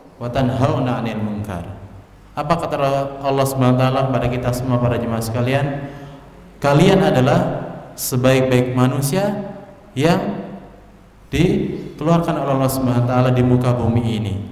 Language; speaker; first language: Indonesian; non-native, local second language; Javanese